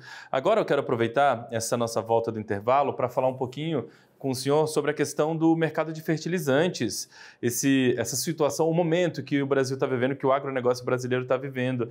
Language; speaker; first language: Portuguese; native; Portuguese